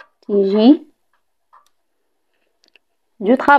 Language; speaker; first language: French; non-native, local second language; Arabic